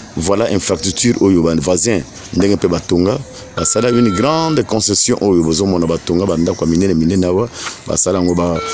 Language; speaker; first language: Lingala; native; Lingala